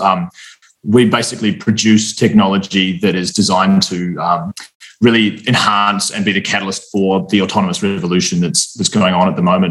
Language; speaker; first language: English; native; English